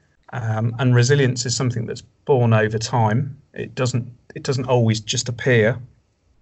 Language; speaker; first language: English; native; English